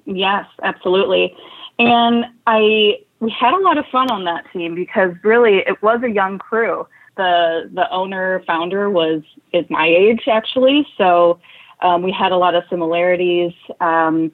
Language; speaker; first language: English; native; English